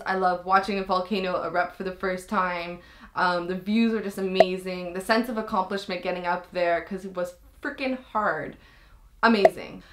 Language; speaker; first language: English; native; English